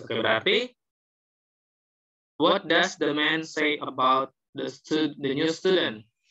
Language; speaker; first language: English; non-native, fluent; Indonesian